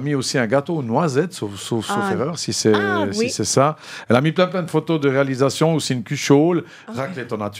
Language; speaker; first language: French; native; French